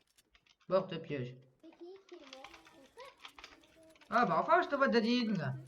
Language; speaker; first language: French; native; French